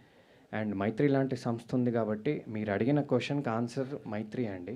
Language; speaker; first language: Telugu; native; Telugu